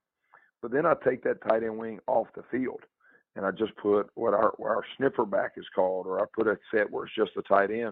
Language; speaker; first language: English; native; English